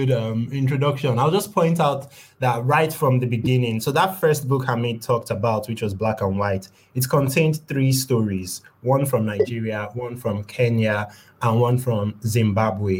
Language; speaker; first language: English; non-native, local second language; Yoruba